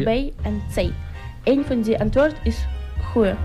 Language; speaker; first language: Dutch; early bilingual, other home language; Ukrainian